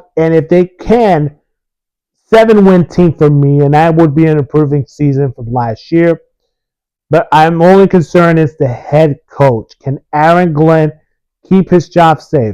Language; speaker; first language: English; early bilingual, other home language; Spanish